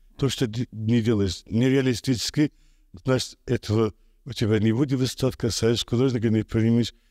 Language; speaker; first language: Russian; non-native, local second language; Azerbaijani